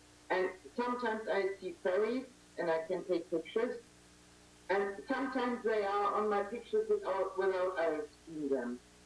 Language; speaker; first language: English; non-native, learner; German